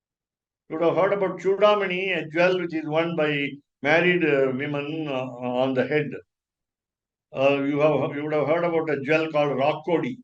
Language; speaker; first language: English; non-native, local second language; Tamil